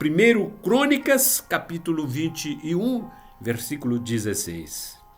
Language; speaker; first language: Portuguese; native; Portuguese